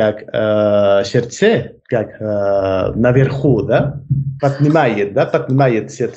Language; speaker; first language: Russian; non-native, learner; Spanish